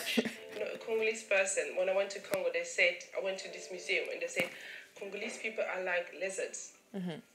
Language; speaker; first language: English; early bilingual, other home language; German